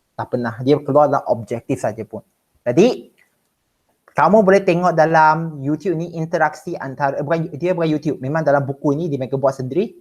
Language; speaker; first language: Malay; non-native, local second language; Chinese